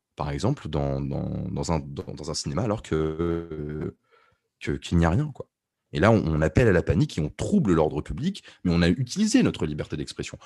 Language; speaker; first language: French; non-native, local second language; Arabic